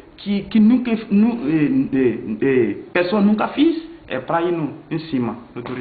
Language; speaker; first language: Portuguese; non-native, fluent; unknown